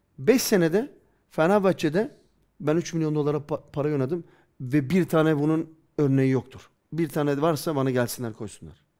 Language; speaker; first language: Turkish; early bilingual, heritage; Turkish